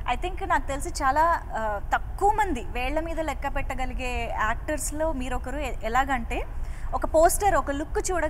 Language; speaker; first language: Telugu; native; Telugu